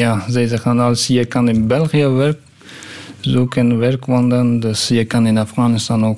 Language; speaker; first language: Dutch; non-native, learner; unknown